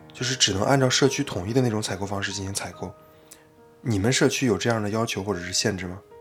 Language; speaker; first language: Chinese; native; Chinese